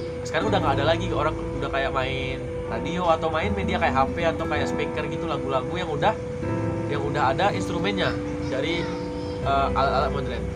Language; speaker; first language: Indonesian; native; Indonesian